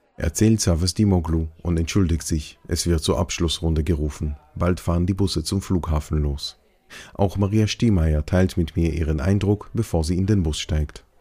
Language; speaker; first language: German; non-native, fluent; Hebrew